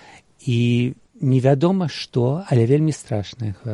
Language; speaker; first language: Belarusian; early bilingual, heritage; Belarusian